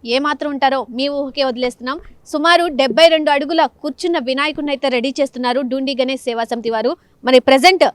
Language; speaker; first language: Telugu; native; Telugu